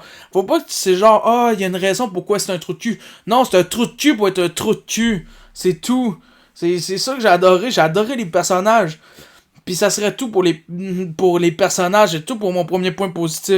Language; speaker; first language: French; native; French